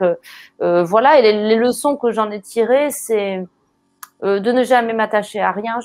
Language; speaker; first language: French; native; French